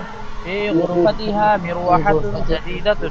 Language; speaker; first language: Arabic; non-native, learner; Bangla